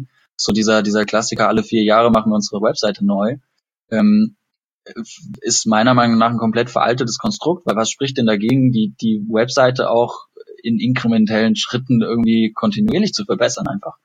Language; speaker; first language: German; native; German